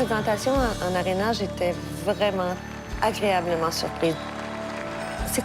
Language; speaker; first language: French; native; French